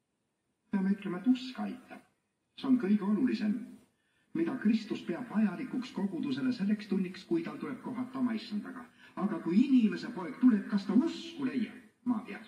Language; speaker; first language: Estonian; native; Estonian